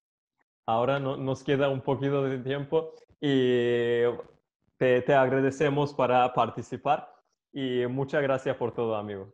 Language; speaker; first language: Spanish; non-native, fluent; Turkish